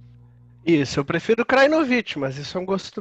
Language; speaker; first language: Portuguese; native; Portuguese